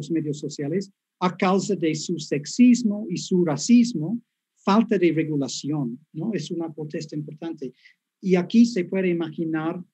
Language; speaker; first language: Spanish; non-native, fluent; English